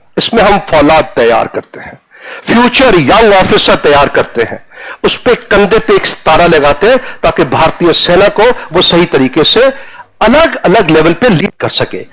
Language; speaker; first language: Hindi; non-native, local second language; Punjabi